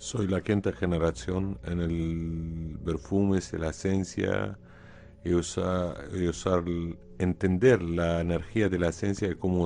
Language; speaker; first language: Spanish; non-native, fluent; Arabic